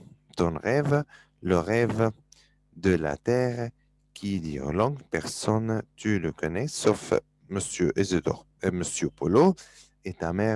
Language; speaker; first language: French; non-native, fluent; Arabic